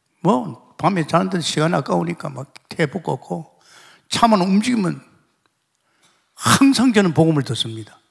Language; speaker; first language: Korean; native; Korean